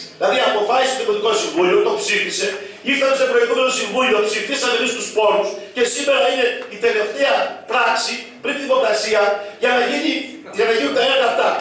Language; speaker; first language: Greek; native; Greek